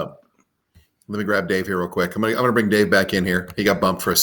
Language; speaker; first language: English; native; English